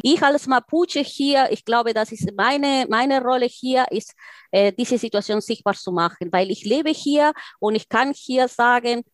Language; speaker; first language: German; non-native, fluent; Spanish